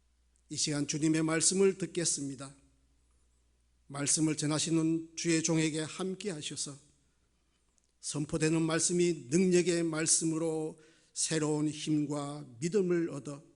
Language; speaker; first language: Korean; native; Korean